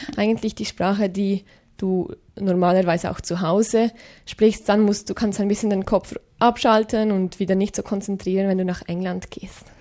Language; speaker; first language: German; native; German